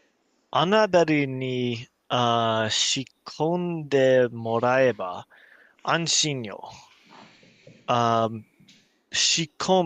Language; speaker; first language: Japanese; non-native, learner; English